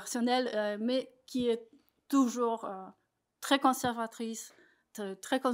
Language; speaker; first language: French; non-native, fluent; Polish